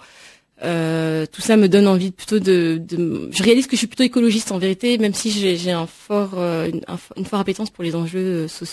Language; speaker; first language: French; native; French